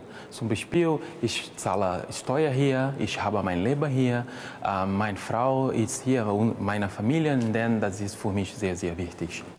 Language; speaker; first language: German; non-native, learner; Portuguese